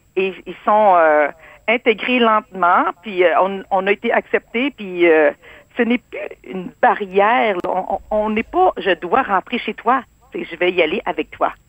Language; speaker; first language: French; native; French